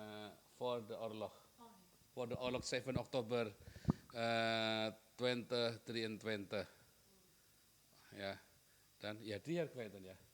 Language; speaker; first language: Dutch; non-native, learner; Indonesian